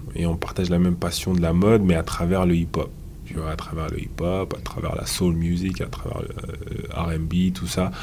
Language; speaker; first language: French; native; French